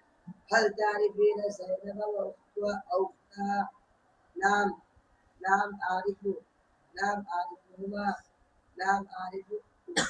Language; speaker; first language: Arabic; non-native, learner; Bangla